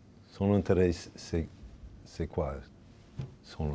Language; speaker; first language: French; non-native, fluent; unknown